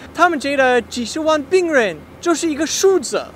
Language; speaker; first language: Chinese; non-native, fluent; English